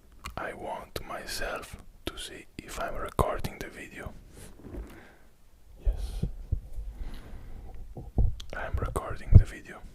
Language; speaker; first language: English; non-native, fluent; Italian